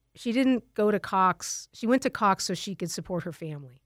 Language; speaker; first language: English; native; English